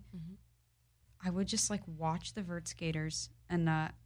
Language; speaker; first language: English; early bilingual, other home language; Polish